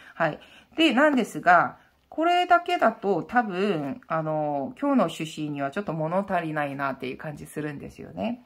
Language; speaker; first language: Japanese; non-native, fluent; Korean